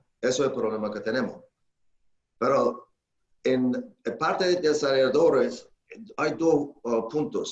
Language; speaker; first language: Spanish; non-native, learner; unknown